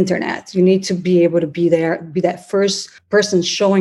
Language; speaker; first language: English; non-native, fluent; Portuguese